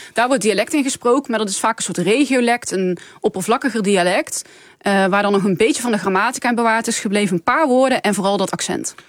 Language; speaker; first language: Dutch; native; Dutch